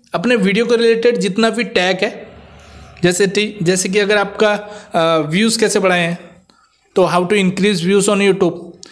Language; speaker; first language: Hindi; non-native, local second language; Odia